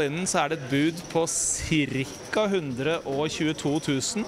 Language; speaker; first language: Norwegian; native; Norwegian